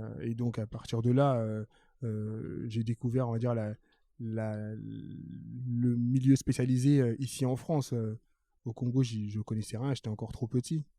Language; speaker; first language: French; early bilingual, other home language; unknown